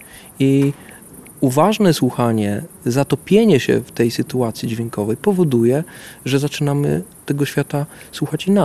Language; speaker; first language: Polish; native; Polish